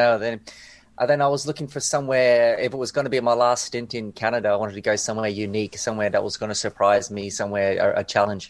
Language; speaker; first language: English; native; English